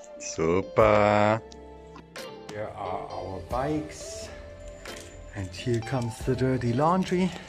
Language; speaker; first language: English; non-native, fluent; German